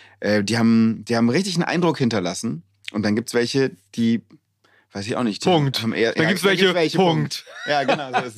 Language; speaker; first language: German; native; German